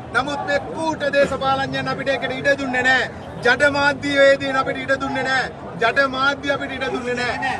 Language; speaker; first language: Sinhala; non-native, local second language; Tamil